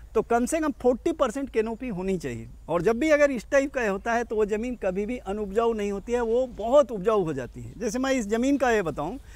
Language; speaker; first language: Hindi; native; Hindi